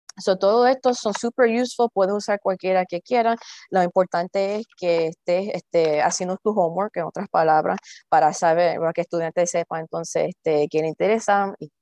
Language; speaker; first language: Spanish; early bilingual, heritage; Spanish